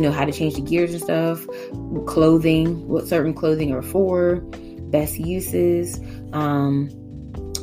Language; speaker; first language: English; native; English